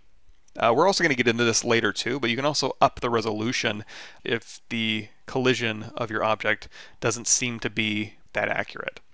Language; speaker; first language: English; native; English